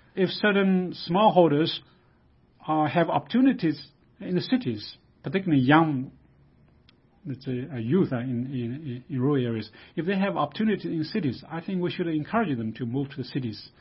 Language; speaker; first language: English; non-native, fluent; Chinese